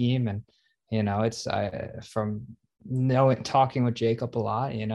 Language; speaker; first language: English; native; English